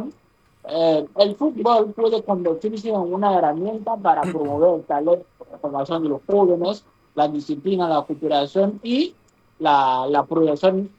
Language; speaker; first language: Spanish; non-native, fluent; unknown